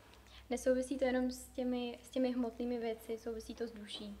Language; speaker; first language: Czech; native; Czech